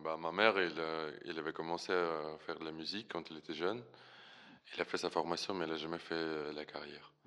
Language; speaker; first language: French; non-native, fluent; Russian